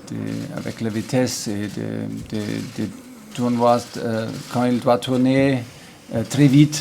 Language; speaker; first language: French; non-native, learner; German